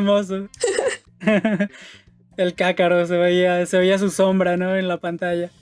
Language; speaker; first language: Spanish; native; Spanish